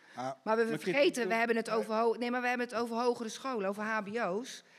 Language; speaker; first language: Dutch; native; Dutch